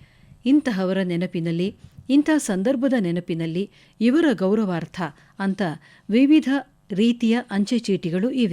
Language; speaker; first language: Kannada; native; Kannada